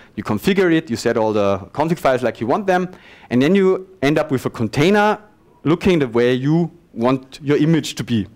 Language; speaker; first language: English; non-native, fluent; German